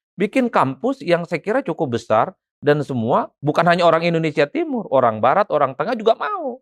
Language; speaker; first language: Indonesian; non-native, local second language; Madurese